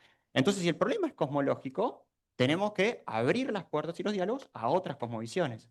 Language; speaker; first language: Spanish; native; Spanish